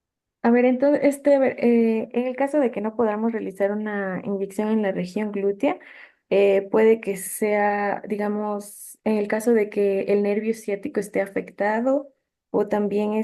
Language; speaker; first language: Spanish; native; Spanish